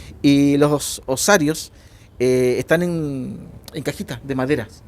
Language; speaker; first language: Spanish; native; Spanish